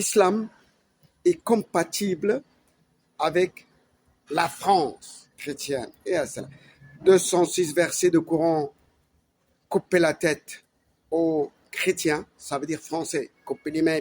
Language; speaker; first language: French; non-native, learner; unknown